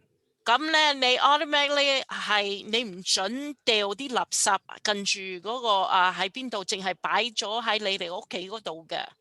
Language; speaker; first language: Cantonese; early bilingual, heritage; Cantonese